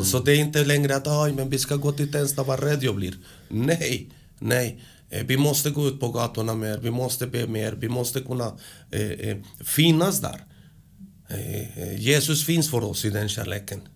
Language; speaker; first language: Swedish; early bilingual, other home language; Spanish